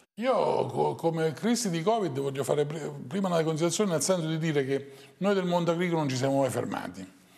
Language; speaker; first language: Italian; native; Italian